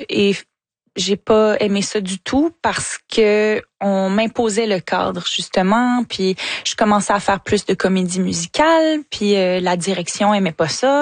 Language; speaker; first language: French; native; French